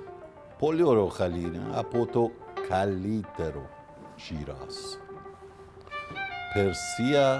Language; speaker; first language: Greek; non-native, fluent; Persian